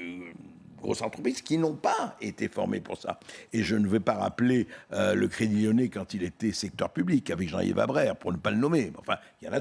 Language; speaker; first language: French; native; French